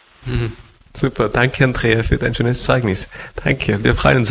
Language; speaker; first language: German; native; German